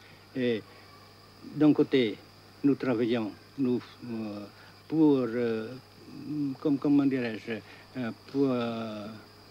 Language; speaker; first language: French; non-native, local second language; Vietnamese